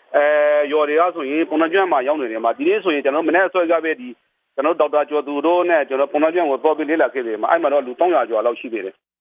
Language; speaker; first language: Burmese; native; Burmese